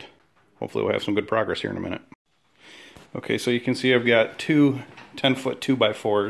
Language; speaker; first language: English; native; English